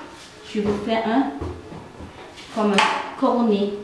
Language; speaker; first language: French; non-native, fluent; Nepali